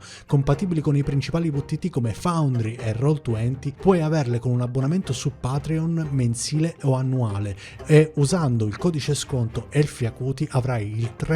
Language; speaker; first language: Italian; native; Italian